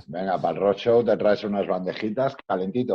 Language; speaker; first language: Spanish; native; Spanish